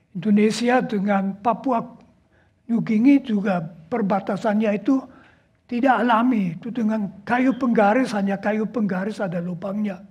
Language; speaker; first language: Indonesian; non-native, fluent; German